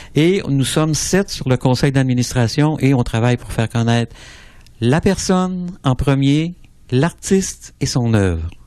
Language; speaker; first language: French; native; French